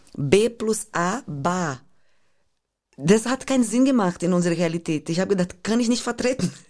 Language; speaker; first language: German; non-native, fluent; Portuguese